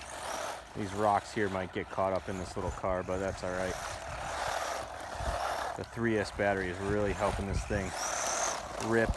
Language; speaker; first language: English; native; English